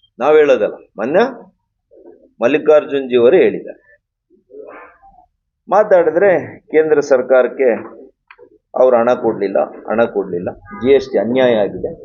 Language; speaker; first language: Kannada; native; Kannada